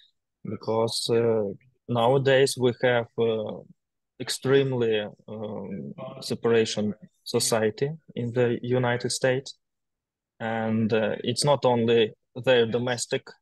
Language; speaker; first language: English; non-native, learner; Ukrainian